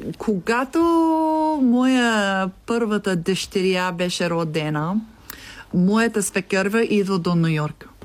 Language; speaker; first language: Bulgarian; non-native, learner; English